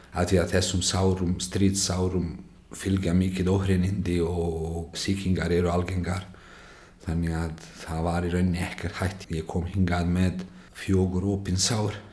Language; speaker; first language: Icelandic; non-native, fluent; Bosnian